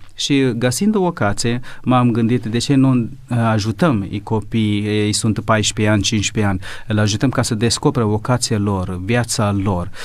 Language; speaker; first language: Romanian; non-native, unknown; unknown